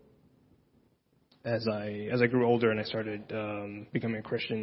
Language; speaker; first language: English; early bilingual, other home language; Spanish